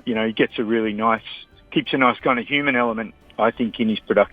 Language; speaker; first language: English; native; English